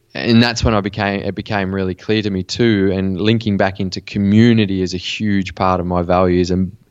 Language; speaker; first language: English; native; English